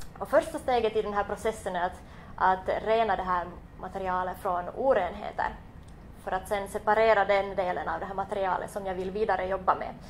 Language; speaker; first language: Swedish; native; Swedish